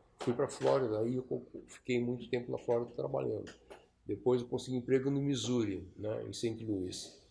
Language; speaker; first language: Portuguese; early bilingual, other home language; Chinese